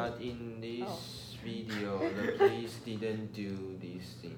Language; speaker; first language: English; non-native, learner; Chinese